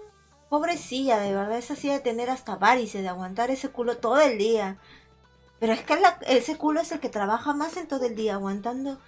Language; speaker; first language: Spanish; native; Spanish